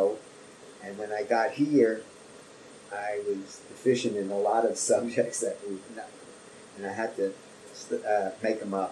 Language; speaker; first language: English; native; English